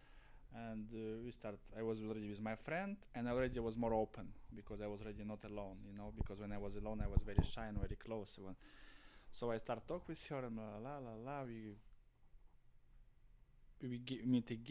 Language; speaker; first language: English; non-native, learner; Russian